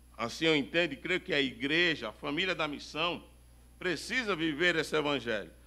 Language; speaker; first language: Portuguese; native; Portuguese